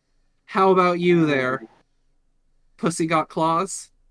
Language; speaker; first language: English; native; English